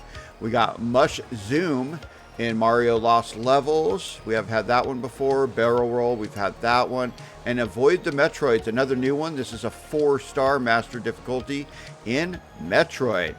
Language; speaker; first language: English; native; English